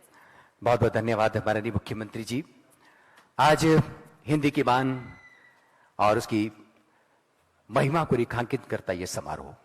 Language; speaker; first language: Hindi; native; Hindi